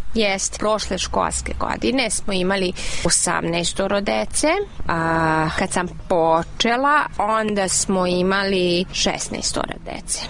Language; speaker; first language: Serbian; non-native, local second language; Hungarian